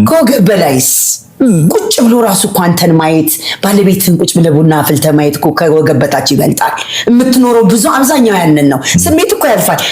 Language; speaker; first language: Amharic; native; Amharic